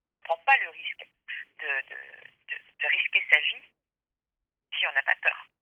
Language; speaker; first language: French; native; French